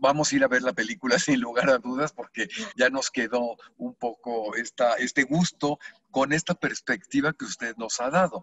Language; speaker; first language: Spanish; native; Spanish